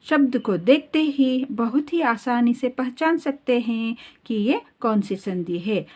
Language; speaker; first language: Hindi; non-native, local second language; Kannada